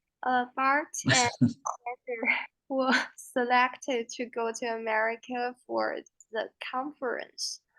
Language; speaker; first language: English; non-native, learner; Chinese